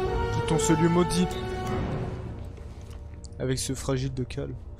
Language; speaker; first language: French; native; French